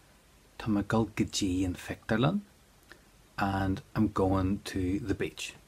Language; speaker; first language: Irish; non-native, local second language; English